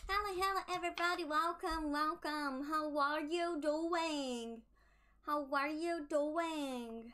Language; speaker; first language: English; non-native, learner; Japanese